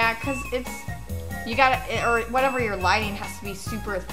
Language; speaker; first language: English; native; English